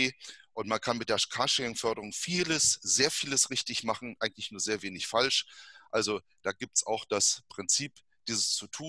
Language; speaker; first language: German; native; German